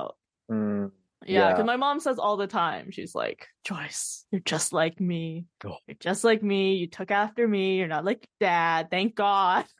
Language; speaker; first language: English; native; English